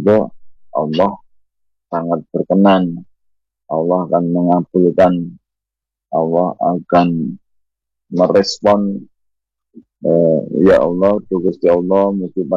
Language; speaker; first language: Indonesian; non-native, local second language; Javanese